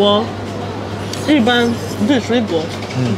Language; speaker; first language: Chinese; non-native, fluent; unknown